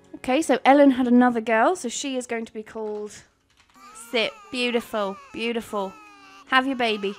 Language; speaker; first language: English; native; English